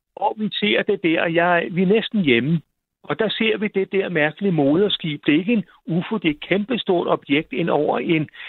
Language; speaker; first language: Danish; native; Danish